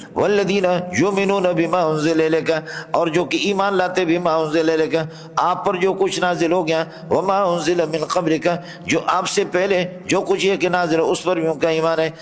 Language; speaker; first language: Urdu; non-native, local second language; Baluchi